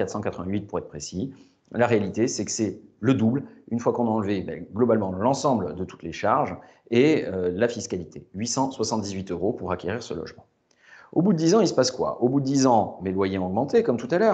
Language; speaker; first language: French; native; French